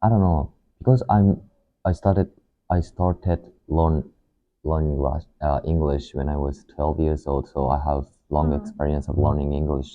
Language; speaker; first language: English; non-native, learner; Japanese